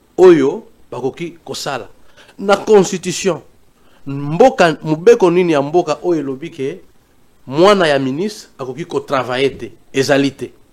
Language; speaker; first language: Lingala; non-native, local second language; Luba-Lulua